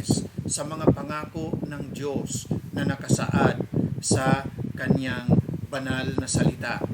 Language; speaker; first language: Filipino; native; Filipino